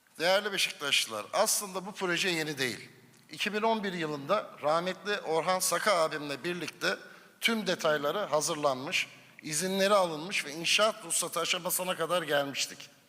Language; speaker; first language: Turkish; native; Turkish